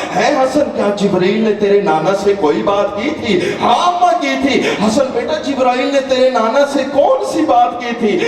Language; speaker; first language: Urdu; non-native, local second language; Saraiki